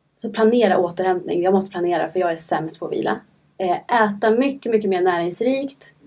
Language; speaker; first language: Swedish; native; Swedish